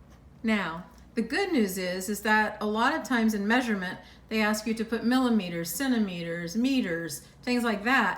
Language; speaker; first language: English; native; English